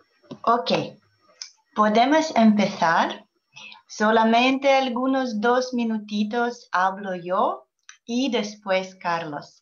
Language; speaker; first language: Spanish; non-native, learner; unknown